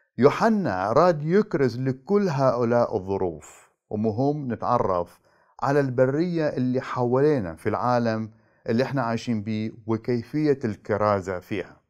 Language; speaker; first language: Arabic; native; Arabic